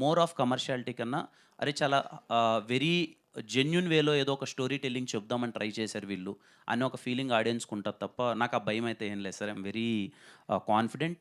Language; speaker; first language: Telugu; native; Telugu